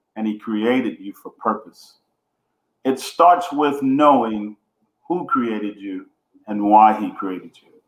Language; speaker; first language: English; native; English